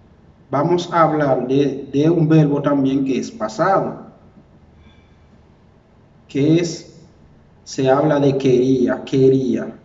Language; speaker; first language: Spanish; non-native, fluent; Haitian Creole